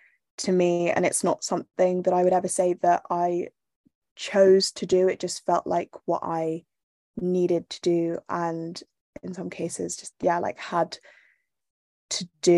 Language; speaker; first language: English; native; English